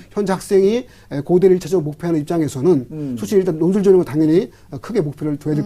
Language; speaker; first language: Korean; native; Korean